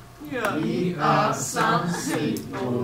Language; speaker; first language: Chinese; non-native, learner; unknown